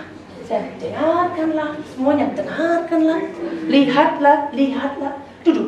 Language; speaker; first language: Indonesian; non-native, fluent; English